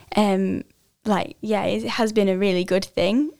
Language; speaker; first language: English; native; English